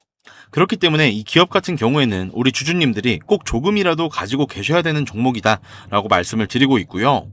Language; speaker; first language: Korean; native; Korean